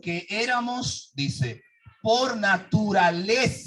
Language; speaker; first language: Spanish; native; Spanish